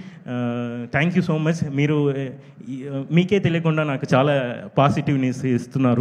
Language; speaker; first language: Telugu; non-native, fluent; Tamil